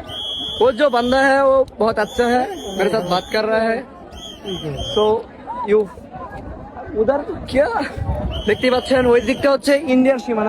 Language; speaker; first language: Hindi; non-native, learner; Bangla